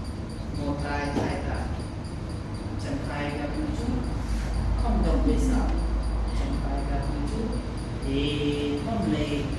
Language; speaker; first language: Vietnamese; non-native, learner; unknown